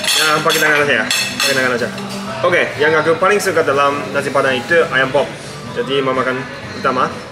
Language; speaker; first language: Indonesian; non-native, fluent; Japanese